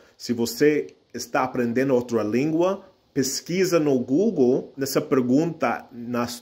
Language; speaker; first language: Portuguese; non-native, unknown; English